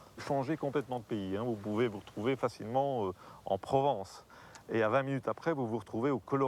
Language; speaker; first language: French; native; French